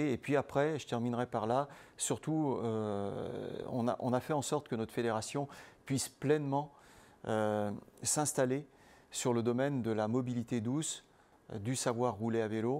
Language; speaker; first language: French; native; French